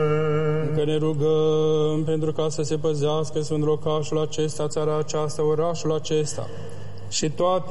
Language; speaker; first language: Romanian; native; Romanian